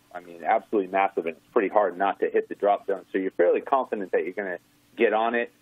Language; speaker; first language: English; native; English